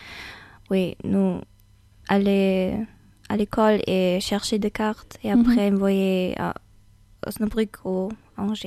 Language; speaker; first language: French; non-native, learner; German